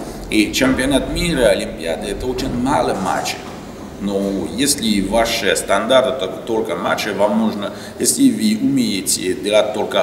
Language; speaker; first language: Russian; non-native, learner; French